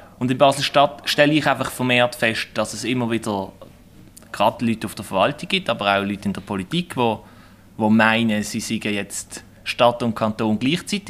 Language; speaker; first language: German; native; German